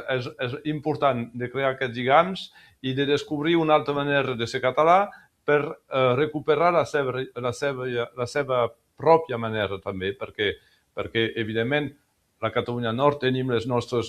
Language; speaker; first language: Catalan; early bilingual, heritage; French